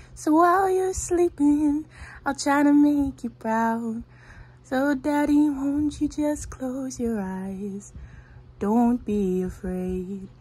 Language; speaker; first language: English; native; English